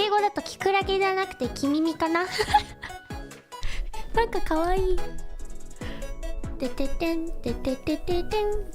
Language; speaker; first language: Japanese; non-native, learner; English